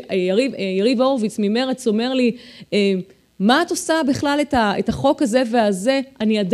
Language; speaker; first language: Hebrew; native; Hebrew